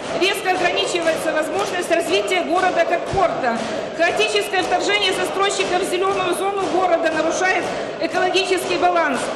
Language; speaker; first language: Russian; native; Russian